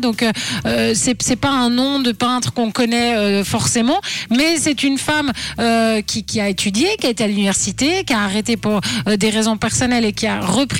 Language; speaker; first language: French; early bilingual, other home language; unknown